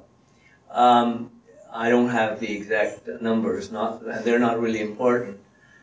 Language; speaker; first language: English; non-native, local second language; Punjabi